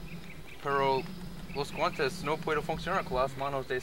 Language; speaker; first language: Spanish; non-native, learner; English